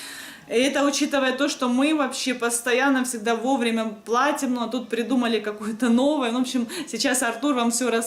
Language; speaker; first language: Russian; native; Russian